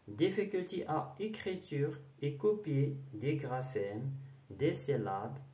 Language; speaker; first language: French; non-native, local second language; Arabic